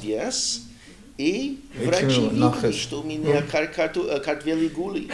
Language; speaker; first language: Russian; non-native, learner; English